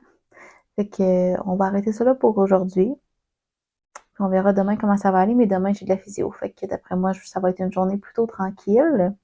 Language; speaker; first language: French; native; French